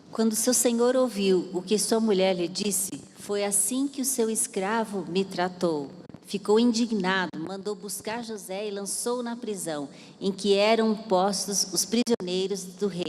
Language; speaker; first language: Portuguese; non-native, fluent; English